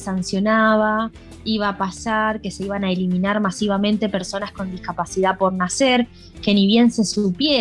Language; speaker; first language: Spanish; native; Spanish